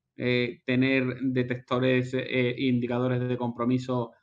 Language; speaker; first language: Spanish; native; Spanish